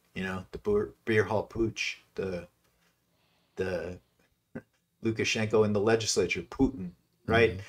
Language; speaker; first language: English; native; English